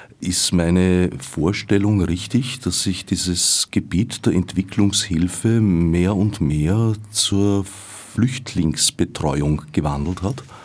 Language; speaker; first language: German; native; German